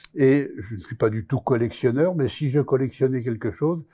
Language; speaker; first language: French; native; French